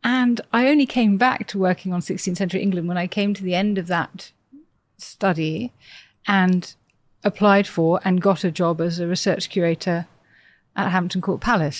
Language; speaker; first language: English; native; English